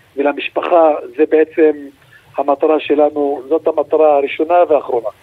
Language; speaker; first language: Hebrew; non-native, local second language; Arabic